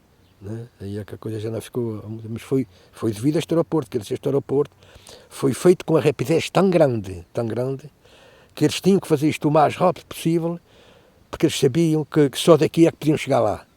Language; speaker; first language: Portuguese; native; Portuguese